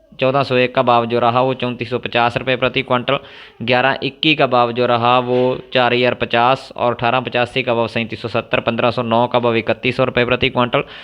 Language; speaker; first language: Hindi; non-native, local second language; Punjabi